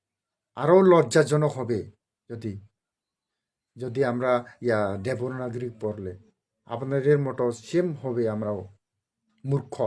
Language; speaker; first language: Bangla; non-native, local second language; Kok Borok